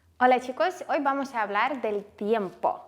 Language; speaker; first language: Spanish; non-native, fluent; Ukrainian